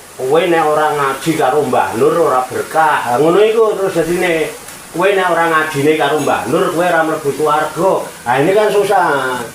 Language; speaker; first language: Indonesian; non-native, local second language; Javanese